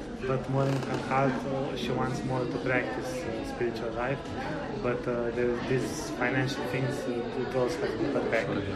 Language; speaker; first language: English; non-native, fluent; Romanian